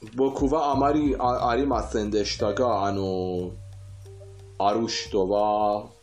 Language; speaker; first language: Japanese; non-native, learner; Persian